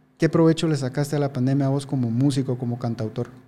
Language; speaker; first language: Spanish; native; Spanish